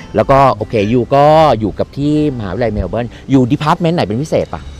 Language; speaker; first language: Thai; native; Thai